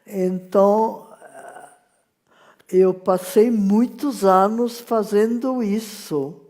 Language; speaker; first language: Portuguese; non-native, fluent; French